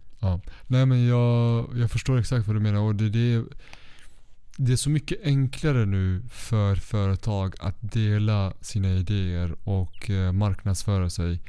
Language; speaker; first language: Swedish; early bilingual, other home language; Kurdish